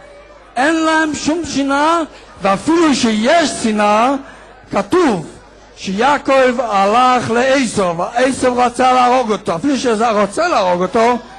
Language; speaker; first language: Hebrew; non-native, fluent; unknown